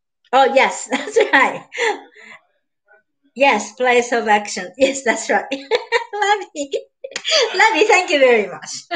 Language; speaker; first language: English; non-native, learner; Japanese